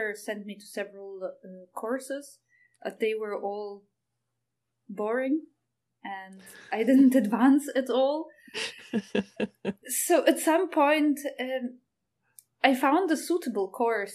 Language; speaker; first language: English; non-native, fluent; Ukrainian